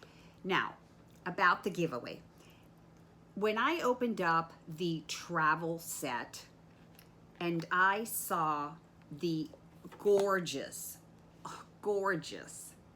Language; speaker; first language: English; native; English